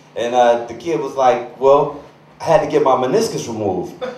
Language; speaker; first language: English; native; English